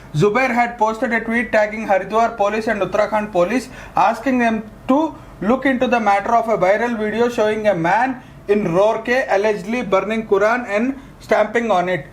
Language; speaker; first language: English; non-native, local second language; Telugu